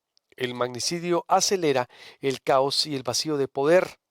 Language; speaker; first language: Spanish; native; Spanish